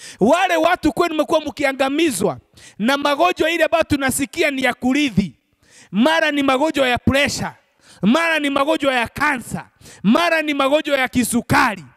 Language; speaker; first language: Swahili; non-native, local second language; Kikuyu